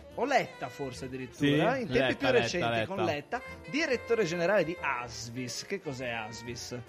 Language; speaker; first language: Italian; native; Italian